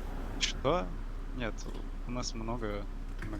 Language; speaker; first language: Russian; non-native, learner; English